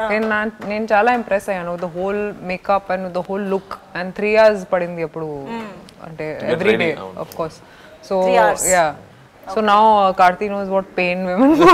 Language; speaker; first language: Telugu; non-native, fluent; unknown